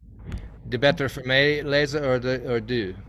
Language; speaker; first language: Swedish; non-native, learner; English